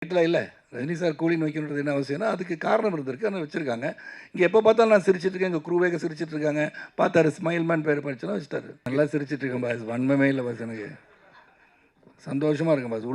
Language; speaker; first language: Tamil; native; Tamil